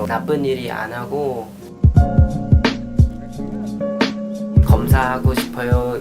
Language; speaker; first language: Korean; non-native, learner; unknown